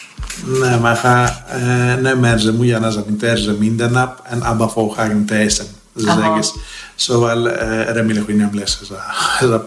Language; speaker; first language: Hungarian; non-native, fluent; Greek